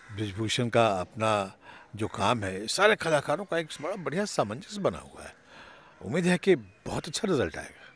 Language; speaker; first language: Hindi; native; Hindi